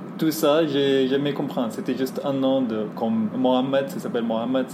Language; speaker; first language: French; non-native, learner; Arabic